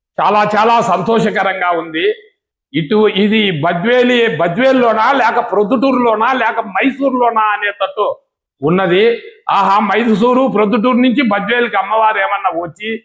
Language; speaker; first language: Telugu; native; Telugu